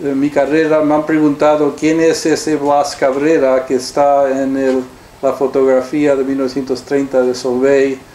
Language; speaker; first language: Spanish; early bilingual, heritage; Spanish